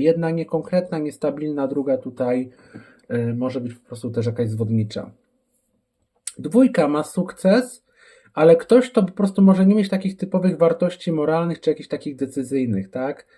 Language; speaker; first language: Polish; native; Polish